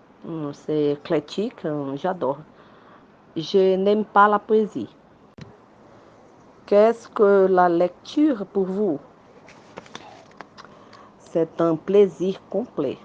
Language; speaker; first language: French; non-native, learner; Portuguese